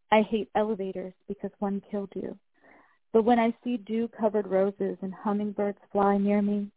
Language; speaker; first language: English; early bilingual, other home language; Spanish